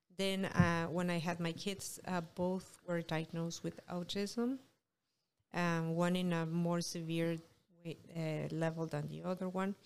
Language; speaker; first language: English; non-native, fluent; Spanish